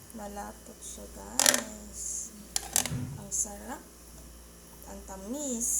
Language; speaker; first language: Filipino; non-native, local second language; Cebuano